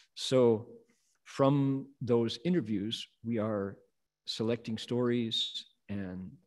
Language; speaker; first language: English; native; English